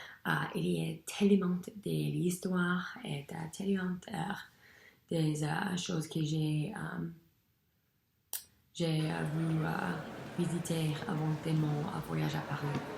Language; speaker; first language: French; non-native, learner; English